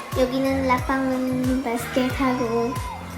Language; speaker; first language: Korean; early bilingual, heritage; Korean